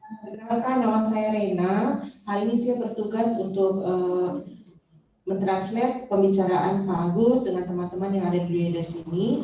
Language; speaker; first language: Indonesian; non-native, fluent; Japanese